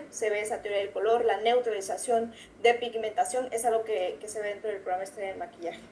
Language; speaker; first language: Spanish; native; Spanish